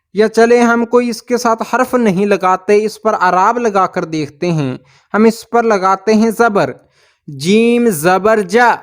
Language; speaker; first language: Urdu; native; Urdu